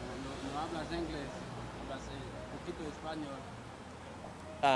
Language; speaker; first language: Spanish; non-native, learner; Haitian Creole